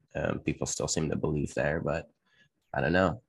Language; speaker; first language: English; native; English